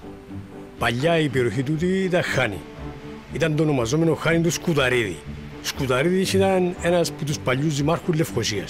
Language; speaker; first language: Greek; native; Greek